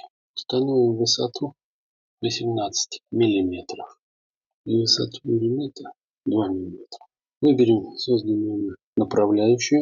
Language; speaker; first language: Russian; native; Russian